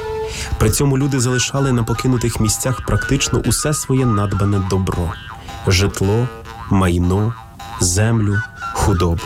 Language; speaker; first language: Ukrainian; native; Ukrainian